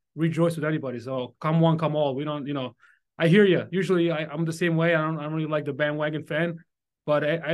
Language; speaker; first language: English; early bilingual, other home language; Italian